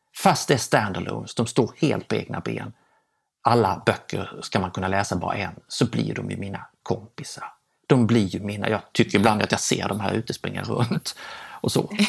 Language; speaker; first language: Swedish; native; Swedish